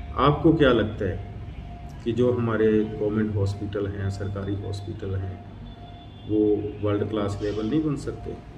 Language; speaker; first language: Hindi; non-native, local second language; Punjabi